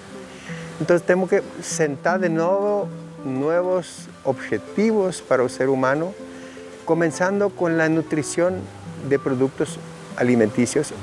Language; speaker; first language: Portuguese; non-native, learner; Spanish